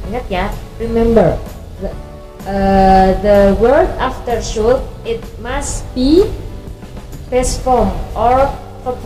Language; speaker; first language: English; non-native, fluent; Indonesian